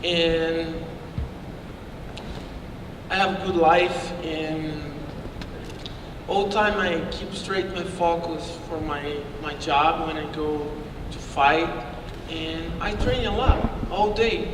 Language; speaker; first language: English; non-native, learner; Portuguese